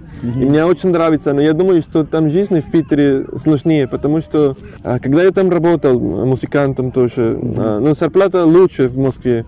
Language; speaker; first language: Russian; non-native, learner; Spanish